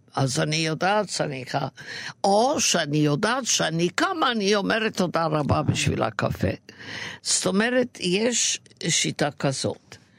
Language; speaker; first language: Hebrew; non-native, fluent; Yiddish